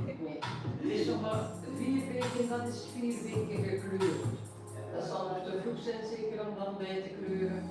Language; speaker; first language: Dutch; native; Dutch